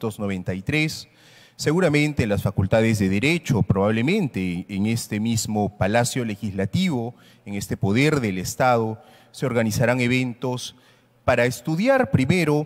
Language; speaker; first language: Spanish; native; Spanish